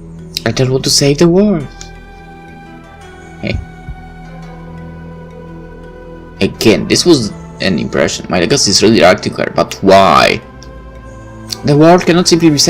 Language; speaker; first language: English; non-native, fluent; Polish